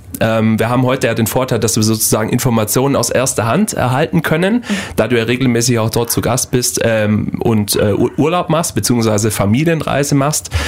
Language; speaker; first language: German; native; German